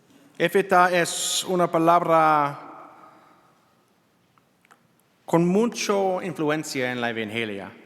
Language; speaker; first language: Spanish; non-native, learner; English